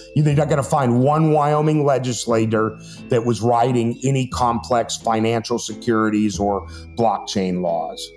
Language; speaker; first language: English; native; English